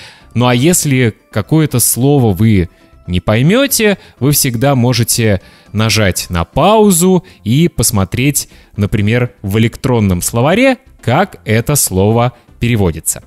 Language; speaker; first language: Russian; native; Russian